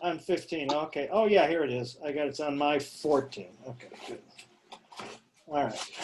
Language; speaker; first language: English; native; English